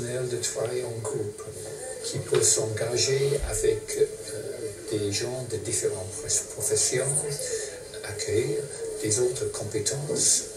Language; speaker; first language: French; non-native, fluent; English